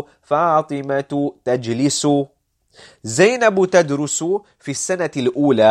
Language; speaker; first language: Arabic; non-native, fluent; English